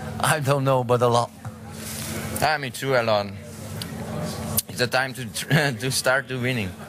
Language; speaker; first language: English; non-native, learner; Slovak